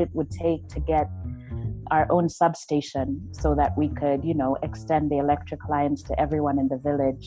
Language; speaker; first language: English; non-native, local second language; Luo (Kenya and Tanzania)